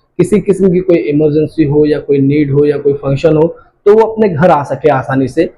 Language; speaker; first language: Hindi; native; Hindi